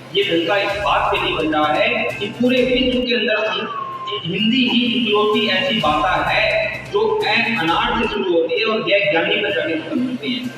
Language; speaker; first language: Hindi; native; Hindi